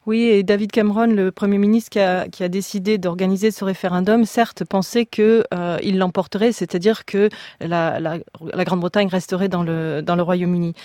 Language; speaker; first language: French; native; French